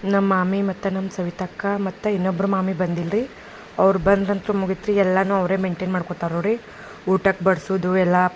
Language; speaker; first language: Kannada; non-native, local second language; Lambadi